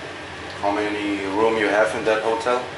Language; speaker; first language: English; non-native, learner; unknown